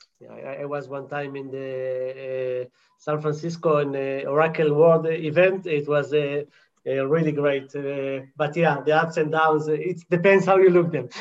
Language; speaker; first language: English; non-native, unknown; Hebrew